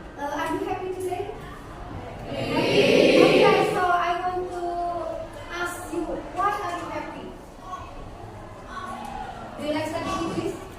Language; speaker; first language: English; non-native, learner; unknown